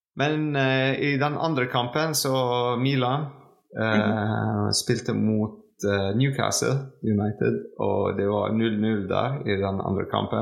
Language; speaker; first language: Norwegian; non-native, fluent; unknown